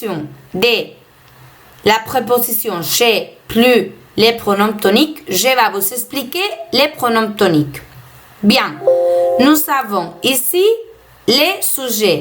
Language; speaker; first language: French; non-native, fluent; Spanish